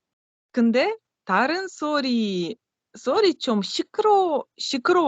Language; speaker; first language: Korean; non-native, learner; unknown